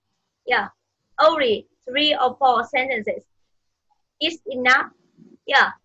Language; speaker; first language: English; non-native, fluent; Vietnamese